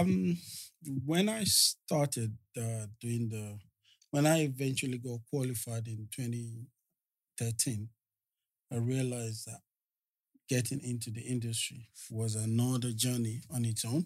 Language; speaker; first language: English; non-native, local second language; Yoruba